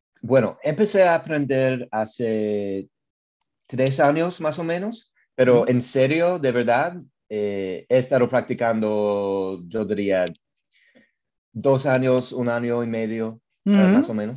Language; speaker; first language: Spanish; non-native, learner; English